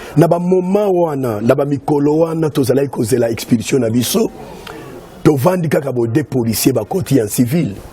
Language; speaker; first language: Lingala; native; Lingala